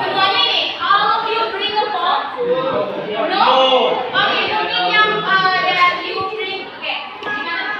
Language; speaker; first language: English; non-native, learner; Indonesian